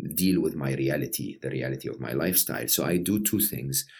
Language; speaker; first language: English; non-native, fluent; Arabic